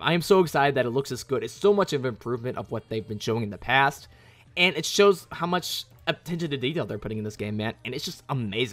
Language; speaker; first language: English; native; English